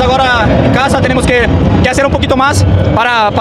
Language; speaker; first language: Spanish; non-native, fluent; Portuguese